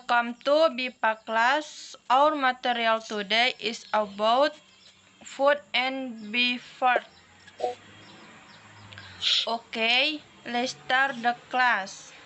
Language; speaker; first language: English; non-native, learner; Indonesian